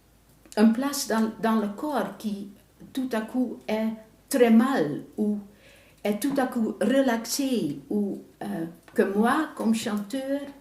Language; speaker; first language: French; non-native, fluent; Dutch